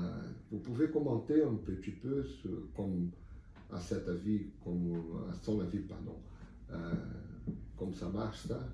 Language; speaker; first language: French; non-native, learner; Portuguese